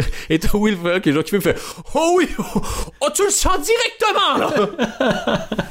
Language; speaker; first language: French; native; French